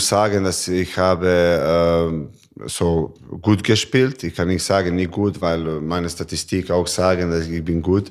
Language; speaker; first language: German; non-native, learner; Serbian